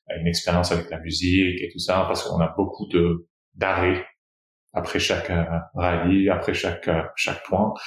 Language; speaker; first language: French; non-native, fluent; Portuguese